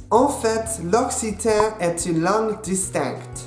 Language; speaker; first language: French; non-native, local second language; English